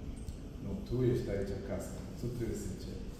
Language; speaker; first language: Romanian; non-native, fluent; German